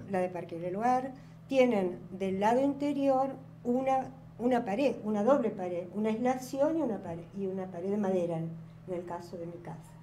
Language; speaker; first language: Spanish; native; Spanish